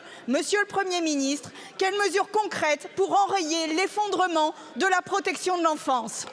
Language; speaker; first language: French; native; French